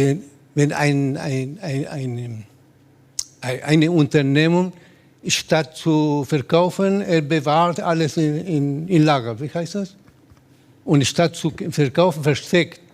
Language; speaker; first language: German; non-native, learner; Spanish